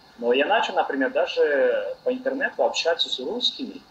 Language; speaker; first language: Russian; non-native, learner; Portuguese